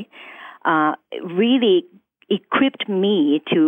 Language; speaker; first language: English; non-native, local second language; Cantonese